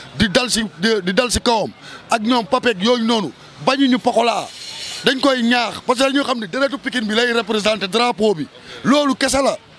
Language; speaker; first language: Wolof; native; Wolof